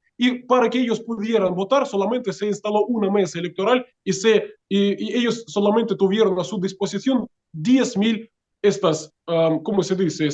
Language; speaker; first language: Spanish; non-native, fluent; Russian